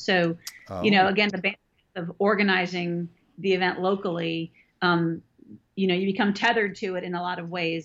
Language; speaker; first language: English; native; English